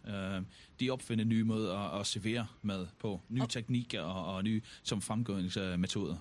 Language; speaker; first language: Danish; non-native, fluent; English